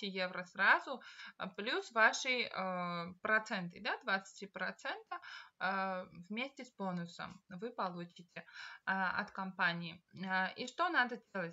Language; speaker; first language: Russian; non-native, local second language; Armenian